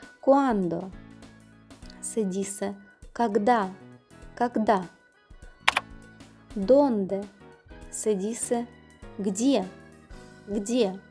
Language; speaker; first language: Spanish; non-native, fluent; Russian